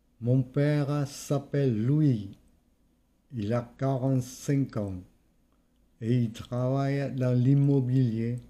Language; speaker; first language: French; non-native, fluent; Vietnamese